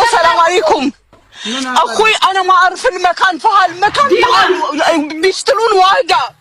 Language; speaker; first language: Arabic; non-native, learner; Amharic